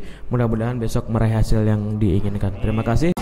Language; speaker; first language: Indonesian; native; Indonesian